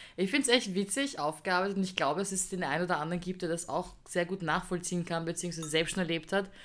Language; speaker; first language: German; early bilingual, other home language; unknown